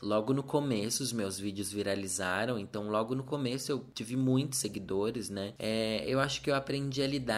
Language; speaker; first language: Portuguese; native; Portuguese